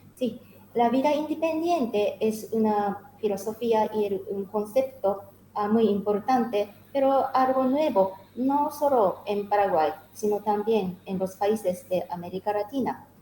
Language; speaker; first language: Spanish; non-native, learner; Japanese